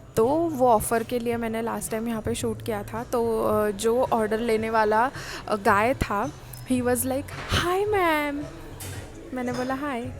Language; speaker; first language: Hindi; non-native, local second language; Marathi